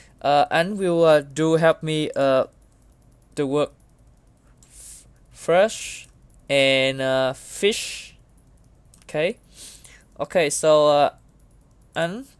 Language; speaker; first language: English; non-native, learner; Vietnamese